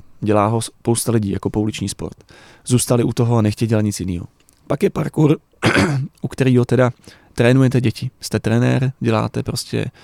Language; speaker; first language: Czech; native; Czech